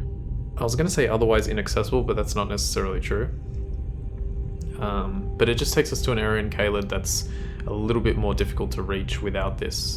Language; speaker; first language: English; native; English